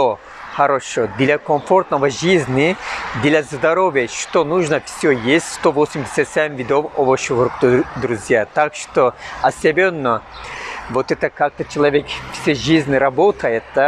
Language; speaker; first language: Russian; non-native, learner; Turkish